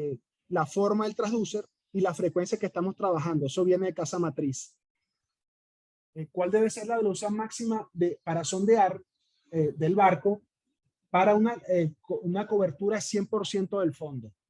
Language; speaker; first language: Spanish; native; Spanish